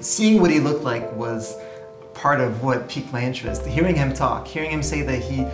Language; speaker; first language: English; native; English